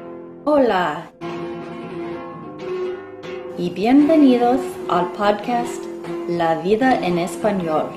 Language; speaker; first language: Spanish; non-native, learner; English